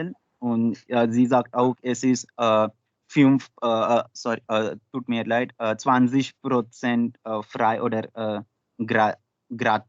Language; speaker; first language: German; non-native, learner; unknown